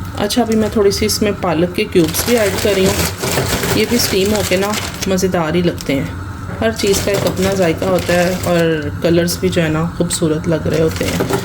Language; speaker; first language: Urdu; native; Urdu